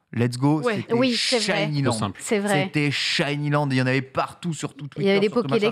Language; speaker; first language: French; native; French